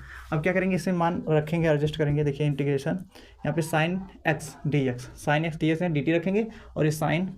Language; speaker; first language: Hindi; native; Hindi